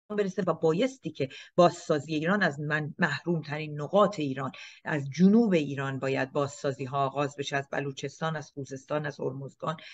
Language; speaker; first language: Persian; native; Persian